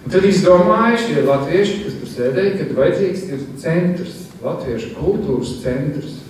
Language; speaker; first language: Latvian; early bilingual, heritage; Latvian